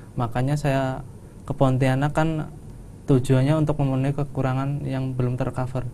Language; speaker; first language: Indonesian; non-native, local second language; Javanese